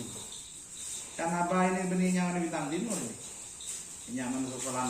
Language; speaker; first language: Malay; non-native, local second language; Madurese